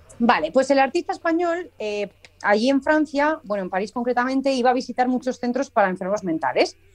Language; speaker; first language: Spanish; native; Spanish